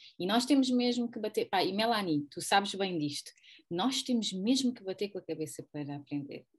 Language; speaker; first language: Portuguese; native; Portuguese